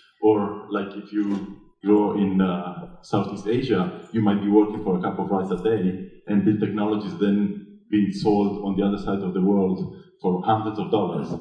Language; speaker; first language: English; non-native, fluent; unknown